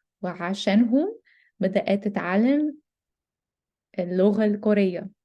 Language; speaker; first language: Arabic; non-native, learner; English